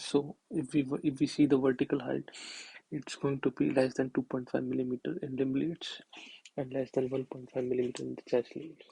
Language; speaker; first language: English; non-native, local second language; Hindi